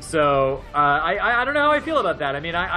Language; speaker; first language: English; native; English